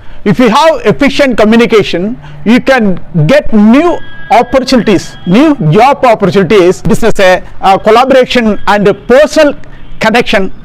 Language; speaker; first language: English; non-native, local second language; Tamil